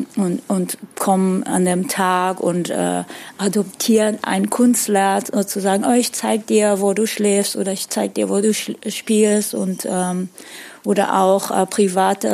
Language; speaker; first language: German; non-native, fluent; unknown